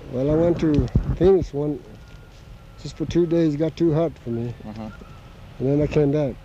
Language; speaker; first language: English; native; English